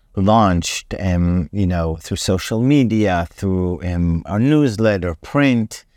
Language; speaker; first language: English; non-native, fluent; Hebrew